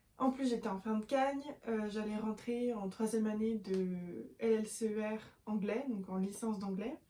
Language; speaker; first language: French; native; French